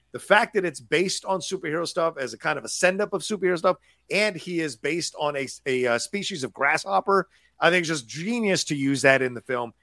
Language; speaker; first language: English; native; English